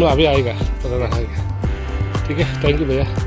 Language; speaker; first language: Hindi; non-native, local second language; Telugu